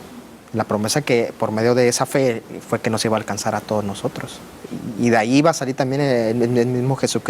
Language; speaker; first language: Spanish; native; Spanish